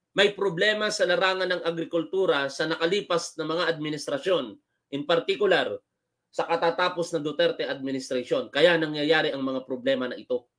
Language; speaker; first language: Filipino; native; Filipino